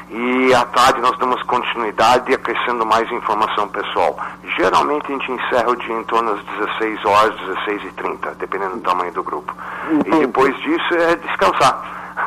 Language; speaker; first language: Portuguese; non-native, fluent; English